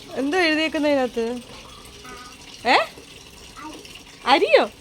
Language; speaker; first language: Malayalam; native; Malayalam